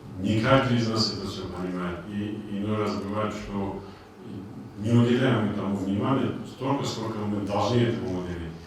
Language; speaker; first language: Russian; non-native, local second language; Avaric